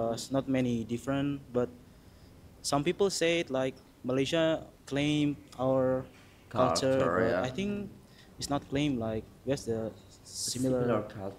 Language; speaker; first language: English; non-native, fluent; Indonesian